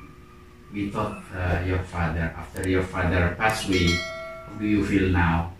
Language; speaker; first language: English; non-native, learner; Indonesian